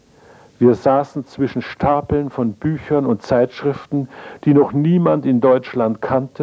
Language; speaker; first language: German; native; German